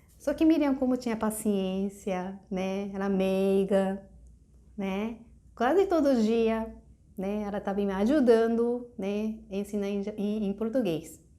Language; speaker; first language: Portuguese; non-native, fluent; Japanese